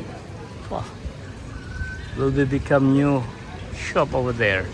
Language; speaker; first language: English; non-native, local second language; Indonesian